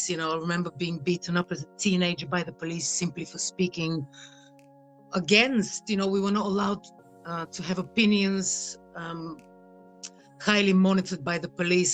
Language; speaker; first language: English; non-native, fluent; Bulgarian